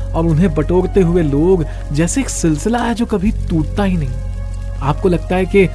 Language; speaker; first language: Hindi; native; Hindi